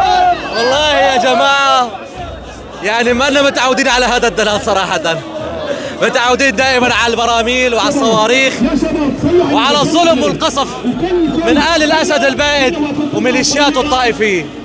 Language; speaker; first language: Arabic; native; Arabic